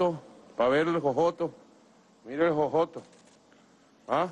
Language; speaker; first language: Spanish; native; Spanish